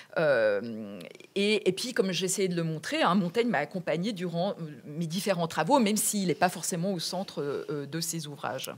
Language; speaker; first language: French; native; French